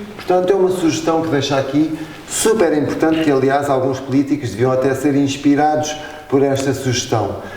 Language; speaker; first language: Portuguese; native; Portuguese